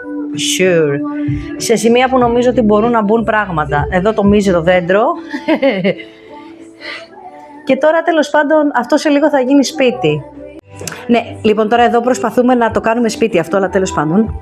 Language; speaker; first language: Greek; native; Greek